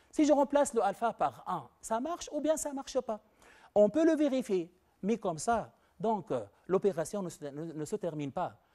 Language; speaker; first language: French; non-native, local second language; Arabic